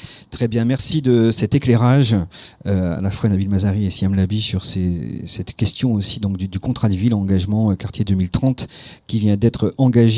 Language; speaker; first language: French; native; French